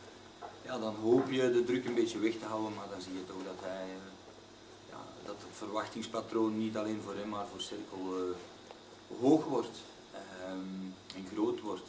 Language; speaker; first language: Dutch; native; Dutch